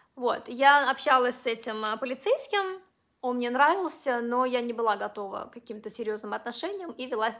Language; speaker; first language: Russian; non-native, local second language; Uzbek